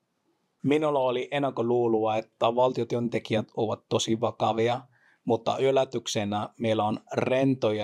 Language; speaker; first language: Finnish; non-native, fluent; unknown